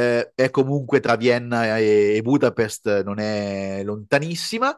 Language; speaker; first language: Italian; native; Italian